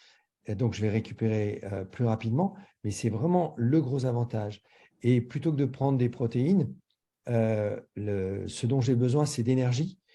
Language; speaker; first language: French; native; French